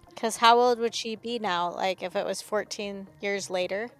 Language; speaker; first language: English; native; English